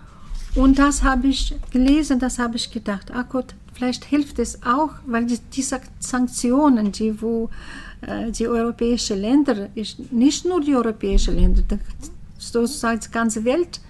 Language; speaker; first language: German; early bilingual, heritage; German